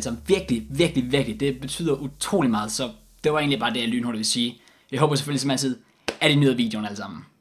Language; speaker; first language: Danish; native; Danish